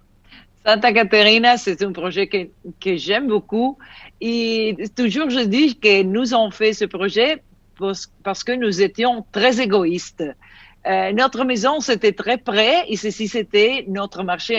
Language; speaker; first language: French; non-native, fluent; Italian